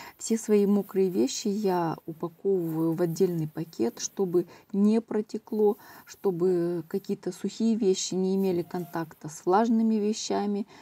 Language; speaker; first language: Russian; native; Russian